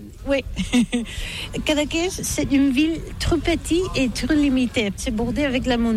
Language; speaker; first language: French; non-native, learner; Catalan